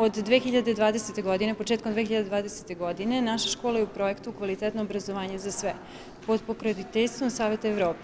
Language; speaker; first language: Serbian; native; Serbian